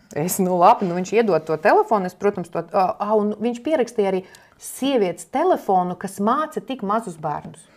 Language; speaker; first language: Latvian; non-native, local second language; Russian